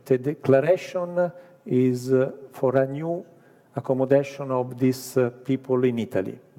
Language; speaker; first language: English; non-native, learner; Italian